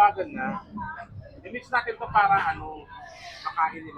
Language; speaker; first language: Filipino; native; Filipino